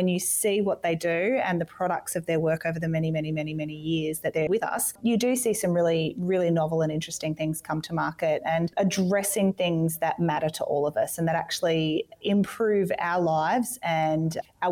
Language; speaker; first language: English; native; English